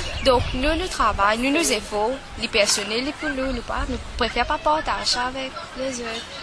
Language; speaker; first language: French; non-native, local second language; Morisyen